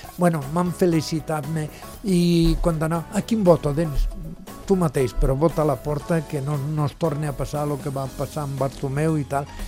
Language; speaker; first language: Catalan; non-native, local second language; Spanish